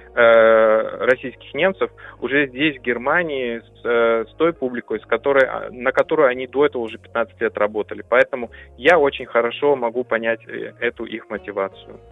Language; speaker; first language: Russian; non-native, local second language; German